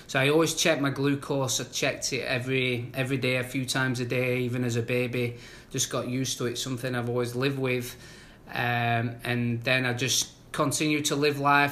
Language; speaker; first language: English; native; English